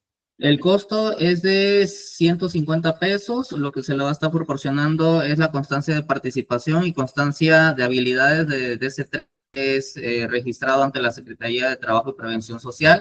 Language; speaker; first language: Spanish; native; Spanish